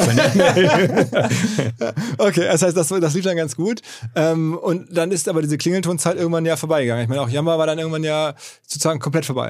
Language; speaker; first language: German; native; German